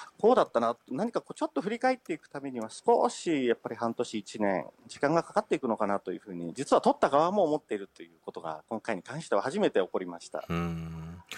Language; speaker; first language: Japanese; native; Japanese